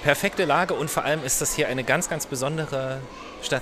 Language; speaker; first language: German; native; German